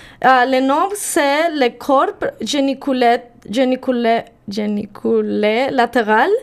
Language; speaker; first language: French; non-native, learner; Spanish